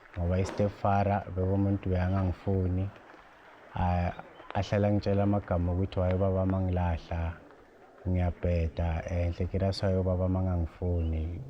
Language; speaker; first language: Zulu; native; Zulu